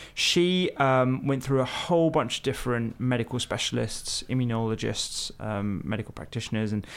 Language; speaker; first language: English; early bilingual, other home language; Hindi